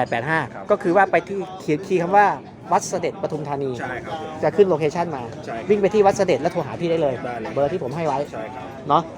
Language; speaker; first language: Thai; native; Thai